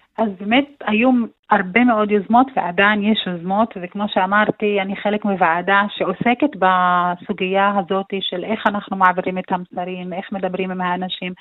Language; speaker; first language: Hebrew; non-native, local second language; Arabic